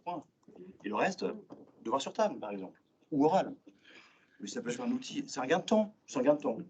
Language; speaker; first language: French; native; French